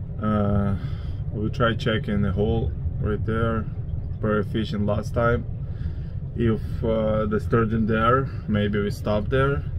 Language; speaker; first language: English; non-native, learner; Ukrainian